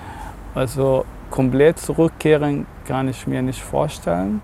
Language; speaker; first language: German; non-native, learner; Arabic